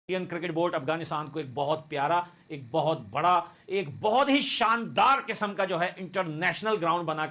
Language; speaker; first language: Hindi; native; Hindi